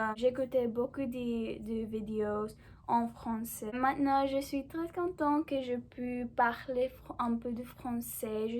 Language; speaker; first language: French; non-native, learner; English